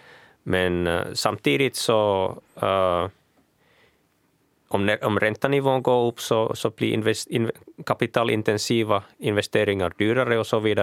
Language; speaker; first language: Swedish; non-native, local second language; Finnish